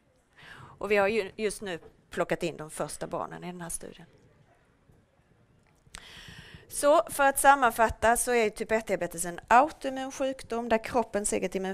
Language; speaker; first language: Swedish; native; Swedish